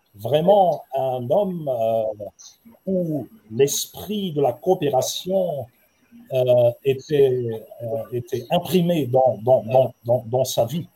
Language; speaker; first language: French; non-native, fluent; German